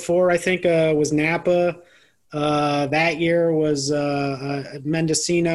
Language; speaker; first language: English; native; English